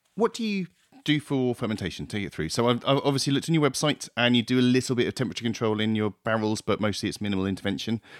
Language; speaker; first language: English; native; English